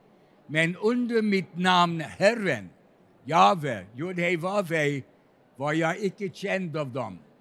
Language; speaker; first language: Swedish; non-native, fluent; English